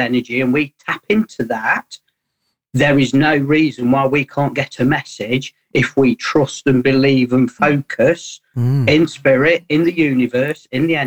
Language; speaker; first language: English; native; English